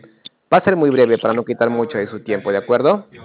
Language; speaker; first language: Spanish; native; Spanish